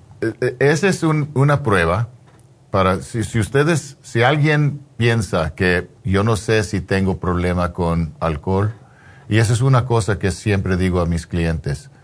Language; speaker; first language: Spanish; non-native, fluent; English